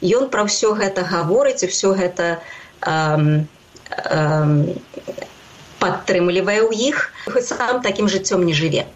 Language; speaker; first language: Belarusian; native; Belarusian